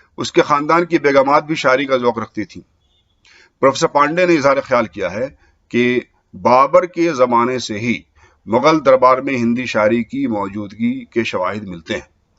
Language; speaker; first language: Urdu; native; Urdu